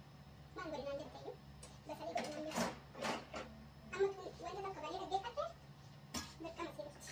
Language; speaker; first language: Arabic; non-native, learner; Oromo